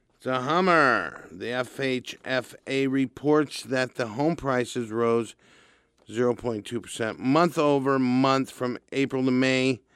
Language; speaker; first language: English; native; English